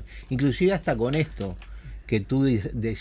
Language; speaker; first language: Spanish; native; Spanish